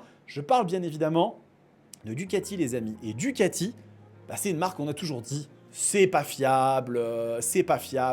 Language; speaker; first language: French; native; French